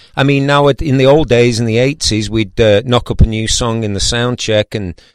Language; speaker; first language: English; native; English